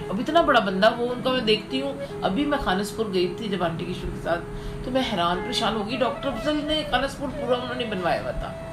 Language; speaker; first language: Urdu; non-native, local second language; Punjabi